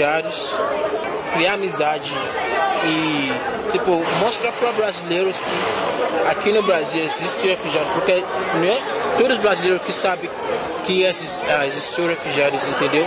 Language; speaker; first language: Portuguese; non-native, fluent; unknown